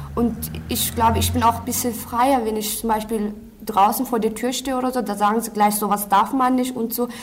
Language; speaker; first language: German; early bilingual, other home language; Turkish